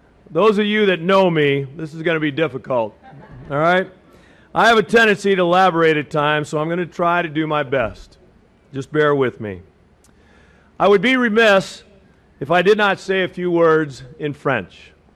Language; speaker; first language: English; native; English